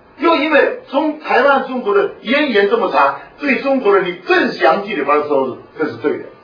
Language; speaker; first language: Chinese; non-native, local second language; Hakka Chinese